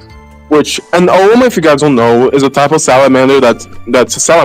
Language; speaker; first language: English; native; English